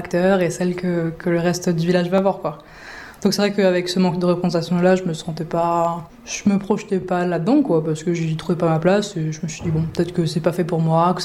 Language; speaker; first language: French; native; French